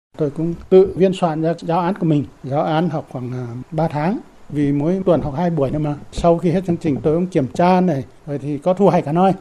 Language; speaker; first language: Vietnamese; non-native, local second language; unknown